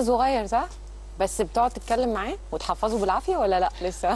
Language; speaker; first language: Arabic; native; Arabic